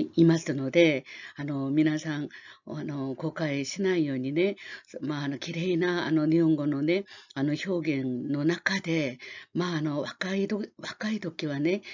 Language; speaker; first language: Japanese; non-native, fluent; Korean